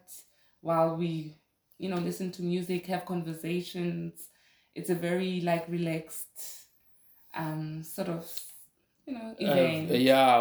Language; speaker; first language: English; non-native, local second language; Zulu